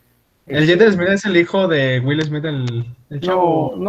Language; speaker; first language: Spanish; native; Spanish